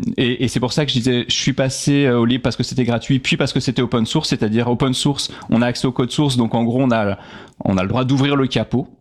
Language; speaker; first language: French; native; French